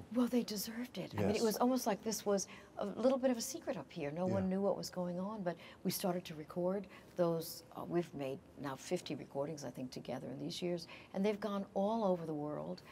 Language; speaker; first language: English; native; English